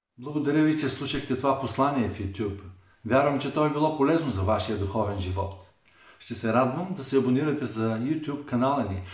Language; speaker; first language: Bulgarian; non-native, fluent; English